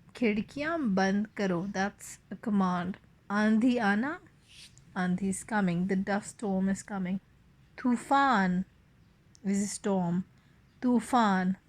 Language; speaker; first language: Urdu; native; Urdu